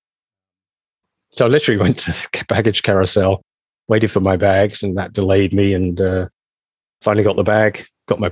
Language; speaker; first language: English; native; English